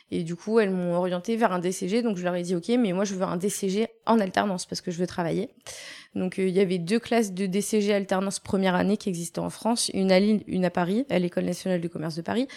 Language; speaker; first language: French; native; French